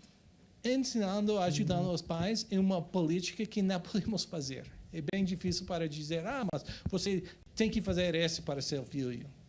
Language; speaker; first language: Portuguese; non-native, fluent; English